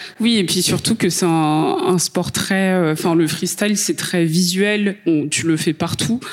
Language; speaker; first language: French; native; French